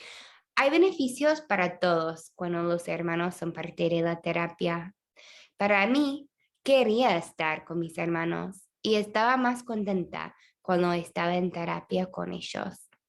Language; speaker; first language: Spanish; non-native, fluent; English